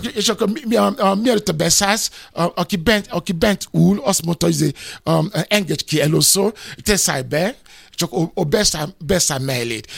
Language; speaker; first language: Hungarian; non-native, learner; Yoruba